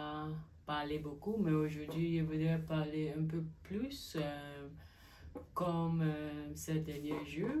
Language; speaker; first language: French; non-native, learner; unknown